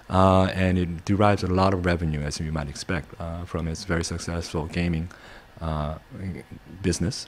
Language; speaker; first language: English; non-native, fluent; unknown